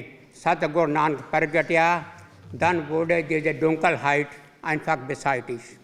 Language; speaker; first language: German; non-native, fluent; Punjabi